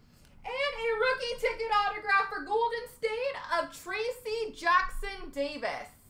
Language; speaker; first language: English; native; English